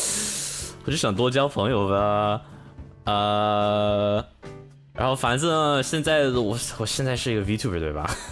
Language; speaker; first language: Chinese; non-native, learner; English